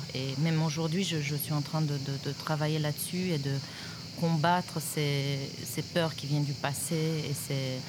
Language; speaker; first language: French; non-native, fluent; Romanian